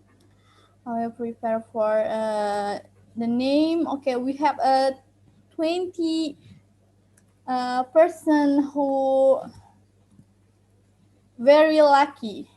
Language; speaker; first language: English; non-native, learner; Indonesian